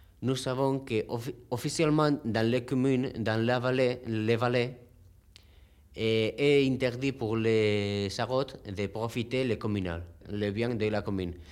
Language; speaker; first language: French; non-native, learner; Spanish